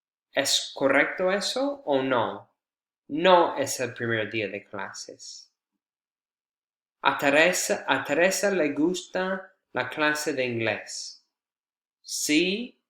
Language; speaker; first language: Spanish; non-native, fluent; English